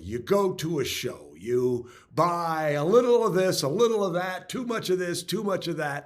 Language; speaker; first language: English; native; English